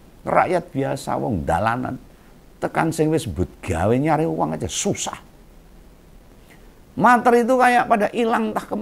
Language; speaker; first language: Indonesian; native; Indonesian